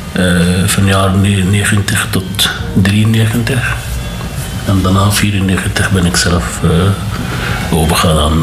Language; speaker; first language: Dutch; non-native, learner; Arabic